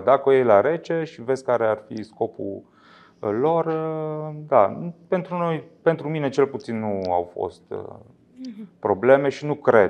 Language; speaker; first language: Romanian; native; Romanian